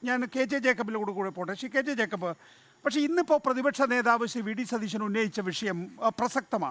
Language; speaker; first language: Malayalam; native; Malayalam